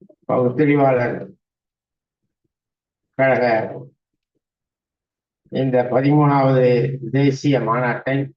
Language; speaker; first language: Tamil; native; Tamil